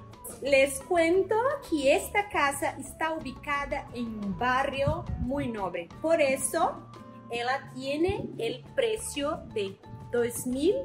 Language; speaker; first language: Spanish; non-native, learner; Portuguese